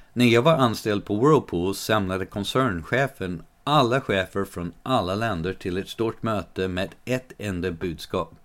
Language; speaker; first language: Swedish; non-native, fluent; English